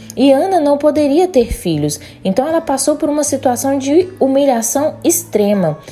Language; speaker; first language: Portuguese; native; Portuguese